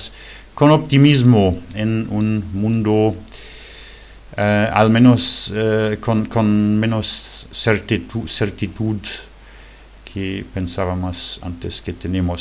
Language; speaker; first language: Spanish; non-native, fluent; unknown